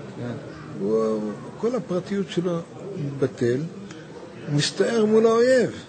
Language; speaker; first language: Hebrew; native; Hebrew